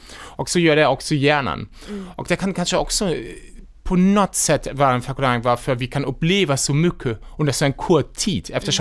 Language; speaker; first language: Swedish; non-native, fluent; German